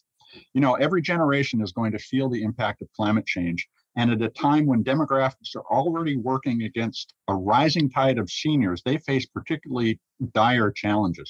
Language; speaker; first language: English; native; English